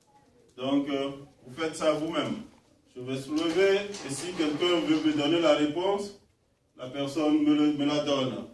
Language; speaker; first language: French; non-native, fluent; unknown